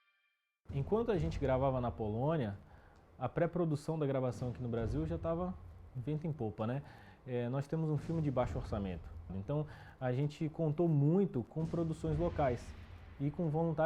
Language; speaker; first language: Portuguese; native; Portuguese